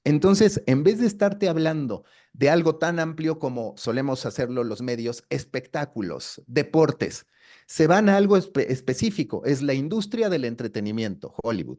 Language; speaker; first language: Spanish; native; Spanish